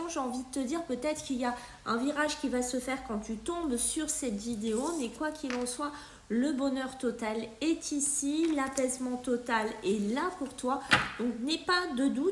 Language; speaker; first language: French; native; French